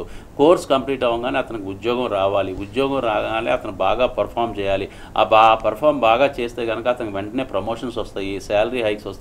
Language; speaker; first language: Telugu; native; Telugu